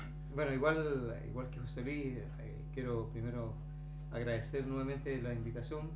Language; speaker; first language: Spanish; native; Spanish